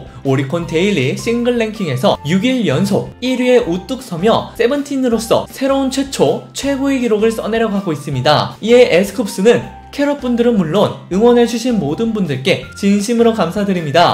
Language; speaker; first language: Korean; native; Korean